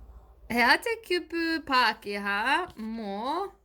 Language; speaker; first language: Māori; non-native, learner; English